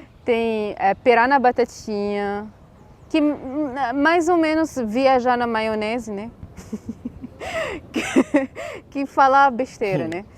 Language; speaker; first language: Portuguese; non-native, fluent; Arabic